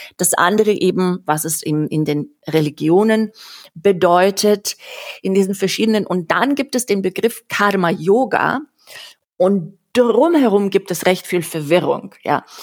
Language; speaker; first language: German; non-native, fluent; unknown